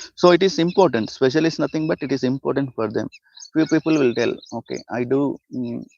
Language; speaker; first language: English; non-native, local second language; Telugu